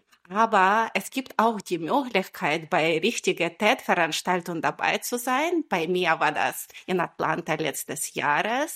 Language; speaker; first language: German; non-native, fluent; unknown